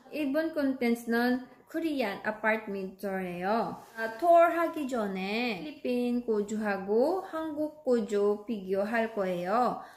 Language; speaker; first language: Korean; non-native, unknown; Filipino